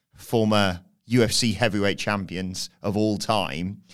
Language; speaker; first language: English; native; English